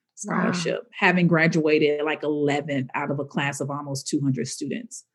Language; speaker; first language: English; native; English